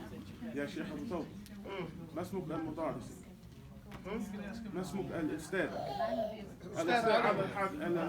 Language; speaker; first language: Arabic; non-native, learner; English